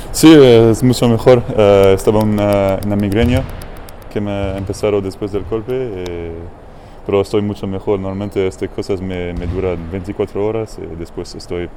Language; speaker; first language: Spanish; non-native, fluent; French